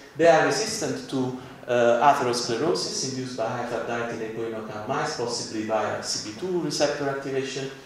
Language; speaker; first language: English; non-native, fluent; Italian